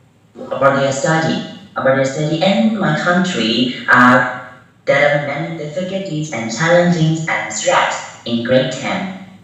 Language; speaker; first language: English; non-native, learner; Burmese